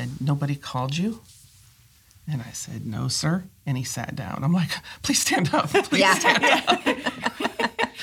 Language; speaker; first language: English; native; English